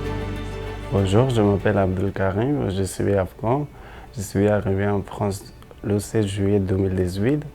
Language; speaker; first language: French; non-native, learner; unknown